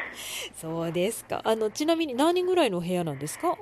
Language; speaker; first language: Japanese; native; Japanese